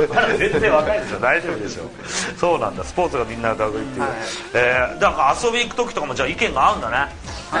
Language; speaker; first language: Japanese; native; Japanese